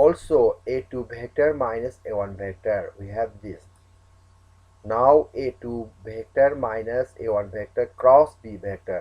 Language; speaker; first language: English; non-native, local second language; Manipuri